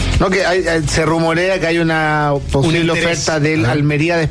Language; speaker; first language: Spanish; native; Spanish